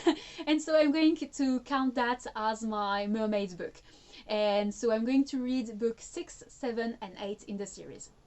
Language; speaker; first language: English; non-native, fluent; French